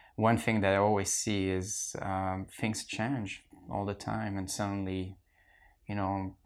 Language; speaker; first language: English; non-native, fluent; French